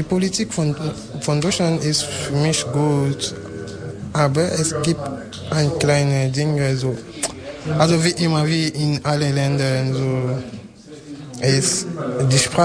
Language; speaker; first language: German; non-native, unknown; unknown